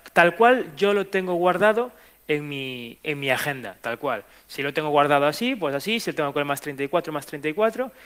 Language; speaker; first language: Spanish; native; Spanish